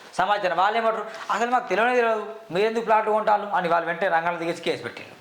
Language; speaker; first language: Telugu; native; Telugu